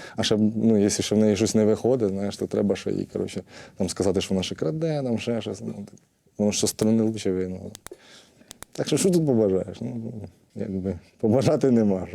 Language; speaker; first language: Ukrainian; native; Ukrainian